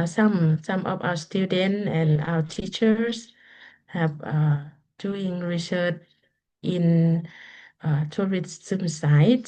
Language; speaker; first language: English; non-native, learner; Lao